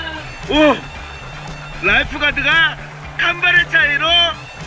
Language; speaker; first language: Korean; native; Korean